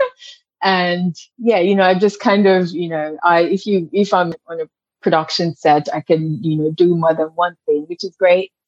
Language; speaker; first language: English; non-native, local second language; Yoruba